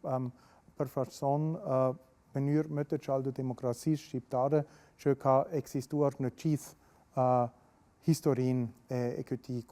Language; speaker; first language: Albanian; non-native, fluent; German